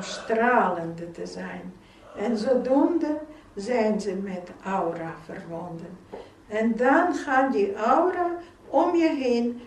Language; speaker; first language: Dutch; non-native, fluent; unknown